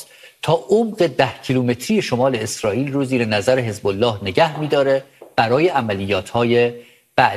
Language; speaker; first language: Persian; native; Persian